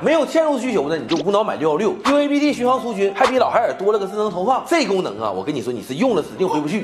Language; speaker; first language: Chinese; native; Chinese